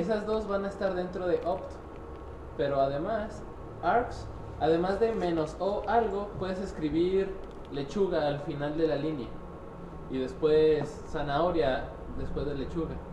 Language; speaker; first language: Spanish; native; Spanish